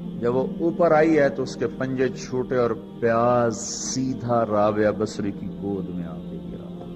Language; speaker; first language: Urdu; non-native, local second language; Punjabi